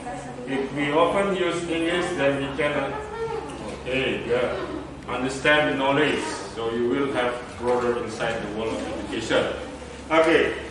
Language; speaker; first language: English; non-native, fluent; Indonesian